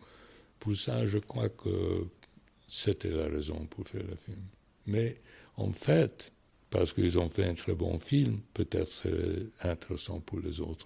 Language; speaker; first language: French; non-native, fluent; English